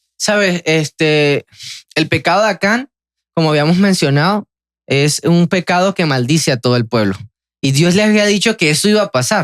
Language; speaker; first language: Spanish; native; Spanish